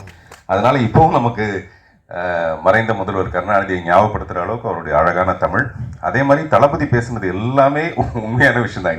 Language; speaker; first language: Tamil; native; Tamil